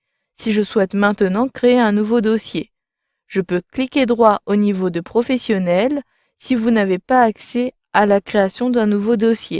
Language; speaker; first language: French; native; French